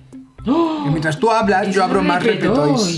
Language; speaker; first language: Spanish; native; Spanish